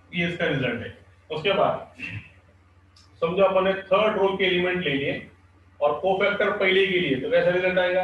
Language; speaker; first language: Hindi; non-native, local second language; Marathi